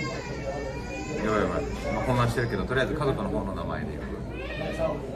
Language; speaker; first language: Japanese; native; Japanese